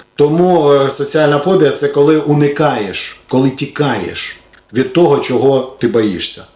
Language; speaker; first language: Ukrainian; non-native, local second language; Russian